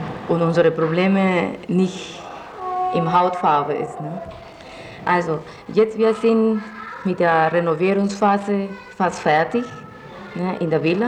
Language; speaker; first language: German; non-native, fluent; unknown